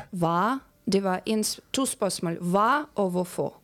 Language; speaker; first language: Danish; non-native, learner; Ukrainian